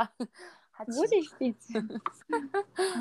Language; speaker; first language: Russian; non-native, learner; Korean